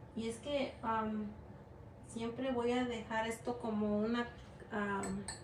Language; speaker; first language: Spanish; early bilingual, heritage; Spanish